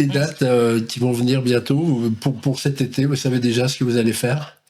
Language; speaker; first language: French; native; French